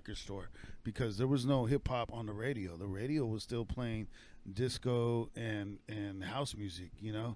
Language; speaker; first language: English; native; English